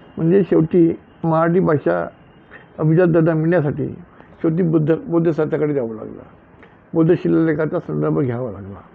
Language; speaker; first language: Marathi; native; Marathi